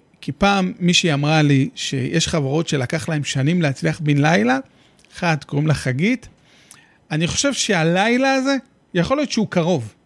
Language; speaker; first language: Hebrew; native; Hebrew